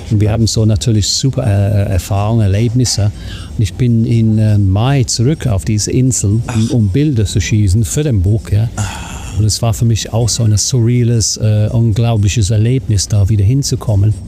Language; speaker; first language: German; non-native, fluent; English